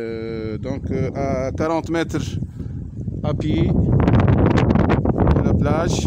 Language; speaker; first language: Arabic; native; Arabic